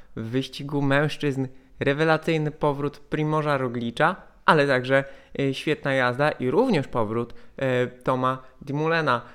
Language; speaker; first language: Polish; native; Polish